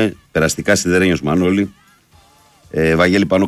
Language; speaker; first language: Greek; native; Greek